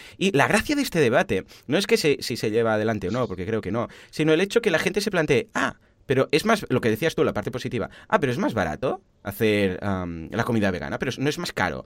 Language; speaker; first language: Spanish; native; Spanish